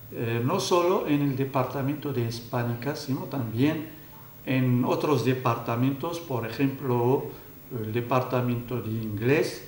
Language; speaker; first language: Spanish; non-native, fluent; Arabic